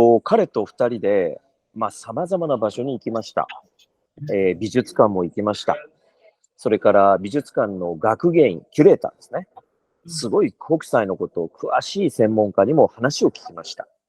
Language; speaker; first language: Japanese; native; Japanese